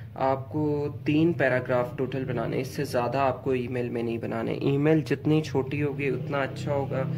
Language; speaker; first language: Urdu; non-native, local second language; Punjabi